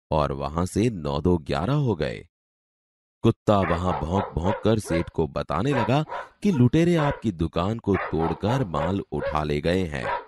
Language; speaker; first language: Hindi; non-native, local second language; Gujarati